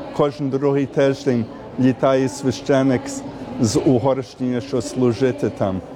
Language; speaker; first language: Ukrainian; early bilingual, heritage; Ukrainian